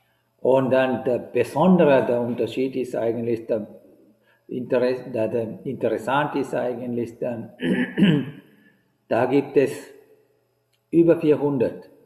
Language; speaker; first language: German; non-native, fluent; Sinhala